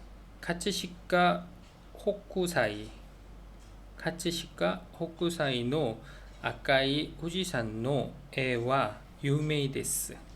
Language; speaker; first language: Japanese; non-native, learner; Korean